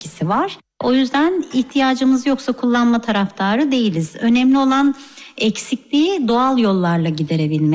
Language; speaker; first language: Turkish; native; Turkish